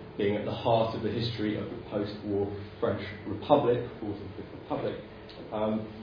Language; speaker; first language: English; native; English